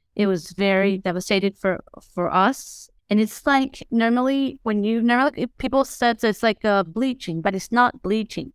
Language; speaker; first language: English; non-native, fluent; Spanish